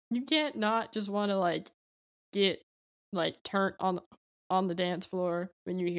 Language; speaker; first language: English; native; English